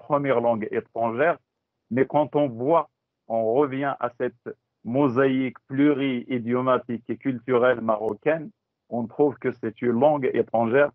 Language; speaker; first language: French; non-native, local second language; Tachelhit